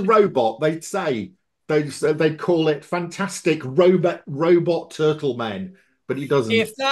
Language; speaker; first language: English; native; English